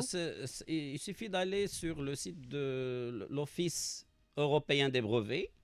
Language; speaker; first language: French; non-native, local second language; Arabic